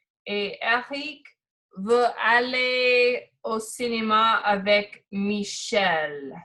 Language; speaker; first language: French; non-native, learner; English